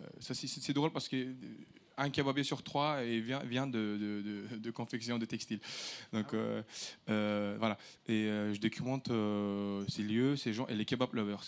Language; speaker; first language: French; early bilingual, other home language; Turkish